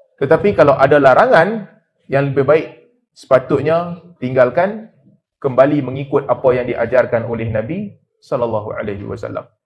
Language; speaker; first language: Malay; native; Malay